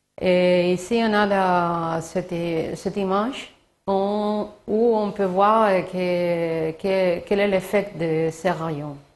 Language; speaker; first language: French; non-native, learner; Spanish